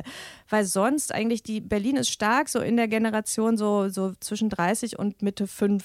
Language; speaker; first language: German; native; German